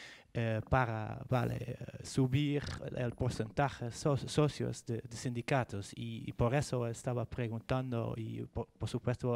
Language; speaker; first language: Spanish; non-native, fluent; Dutch